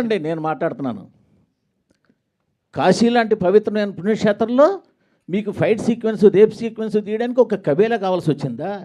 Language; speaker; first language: Telugu; native; Telugu